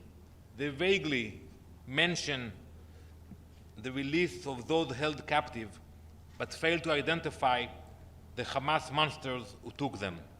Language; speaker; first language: English; non-native, fluent; Hebrew